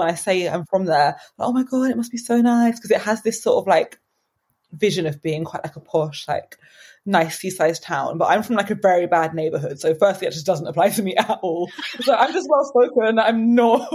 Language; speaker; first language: English; native; English